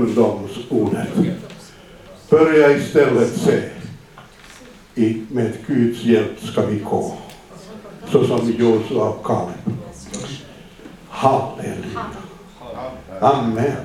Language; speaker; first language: Swedish; non-native, fluent; Finnish